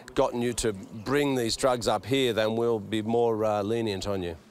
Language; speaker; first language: English; native; English